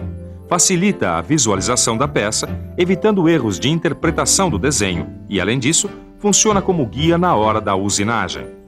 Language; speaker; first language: Portuguese; native; Portuguese